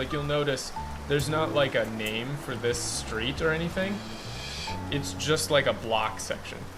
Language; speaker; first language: English; native; English